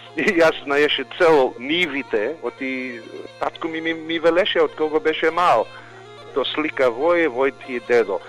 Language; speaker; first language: Macedonian; early bilingual, heritage; Macedonian